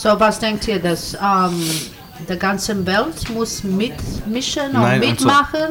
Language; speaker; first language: German; non-native, learner; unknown